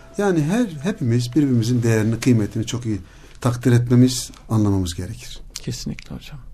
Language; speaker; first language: Turkish; native; Turkish